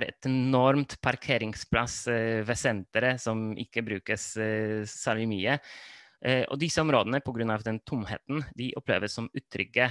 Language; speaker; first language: Norwegian; non-native, fluent; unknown